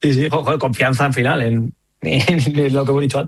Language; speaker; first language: Spanish; native; Spanish